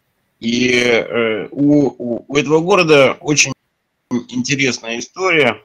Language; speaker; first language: Russian; native; Russian